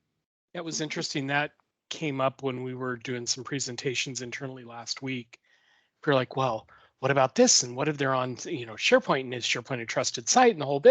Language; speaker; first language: English; native; English